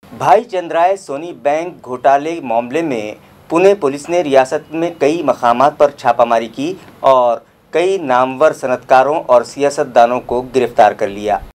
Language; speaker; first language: Urdu; native; Urdu